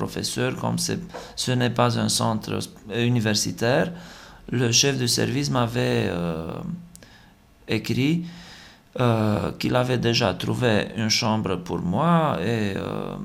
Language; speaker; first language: French; non-native, fluent; Romanian